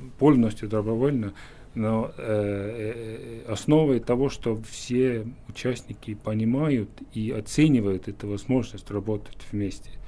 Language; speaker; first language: Russian; non-native, fluent; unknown